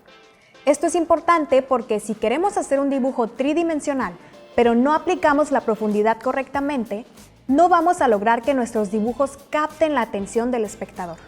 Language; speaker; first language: Spanish; native; Spanish